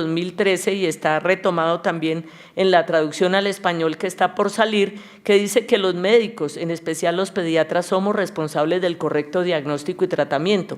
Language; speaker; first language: Spanish; native; Spanish